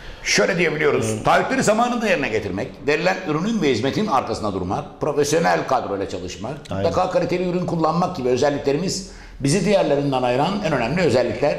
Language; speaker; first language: Turkish; native; Turkish